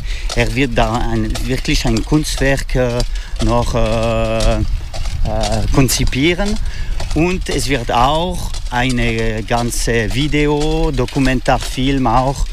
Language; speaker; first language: German; non-native, fluent; French